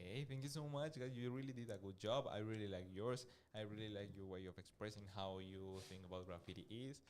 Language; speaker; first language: English; non-native, fluent; Spanish